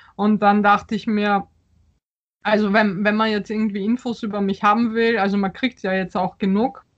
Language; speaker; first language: German; early bilingual, other home language; Polish